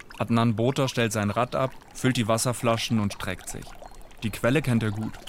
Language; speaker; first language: German; native; German